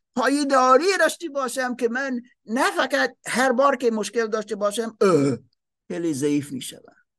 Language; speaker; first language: Persian; non-native, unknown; German